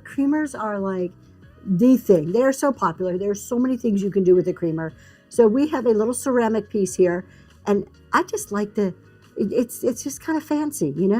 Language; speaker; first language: English; native; English